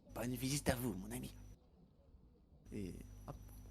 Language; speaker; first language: French; native; French